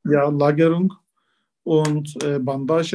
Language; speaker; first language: German; non-native, learner; Turkish